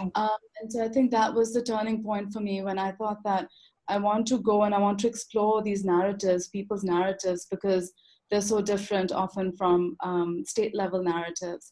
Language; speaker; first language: English; non-native, local second language; Urdu